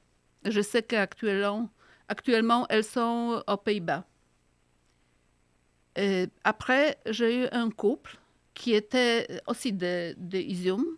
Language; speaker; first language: French; non-native, fluent; Polish